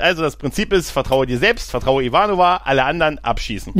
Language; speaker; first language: German; native; German